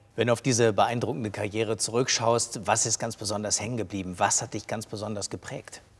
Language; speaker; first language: German; native; German